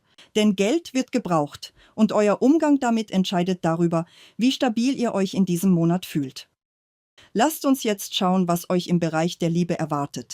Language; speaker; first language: German; native; German